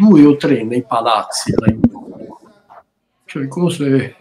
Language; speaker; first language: Italian; native; Italian